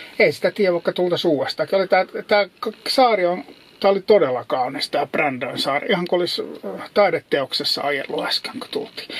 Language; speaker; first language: Finnish; native; Finnish